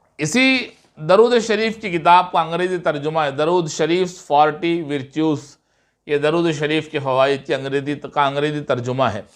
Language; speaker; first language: Urdu; native; Urdu